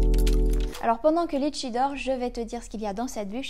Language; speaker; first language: French; native; French